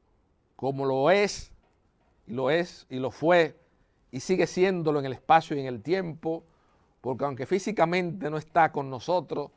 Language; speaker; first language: Spanish; native; Spanish